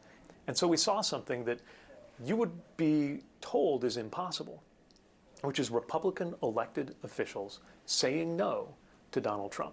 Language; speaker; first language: English; native; English